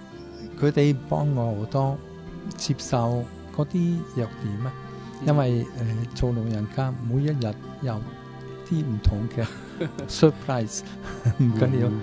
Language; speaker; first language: Cantonese; non-native, fluent; Italian